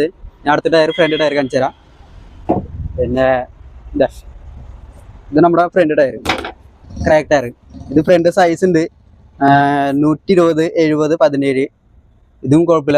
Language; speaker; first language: Malayalam; non-native, local second language; Hindi